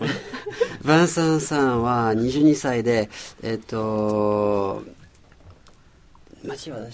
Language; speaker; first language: Japanese; non-native, fluent; French